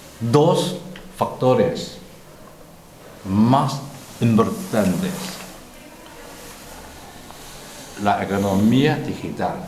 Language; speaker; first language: Spanish; non-native, learner; Chinese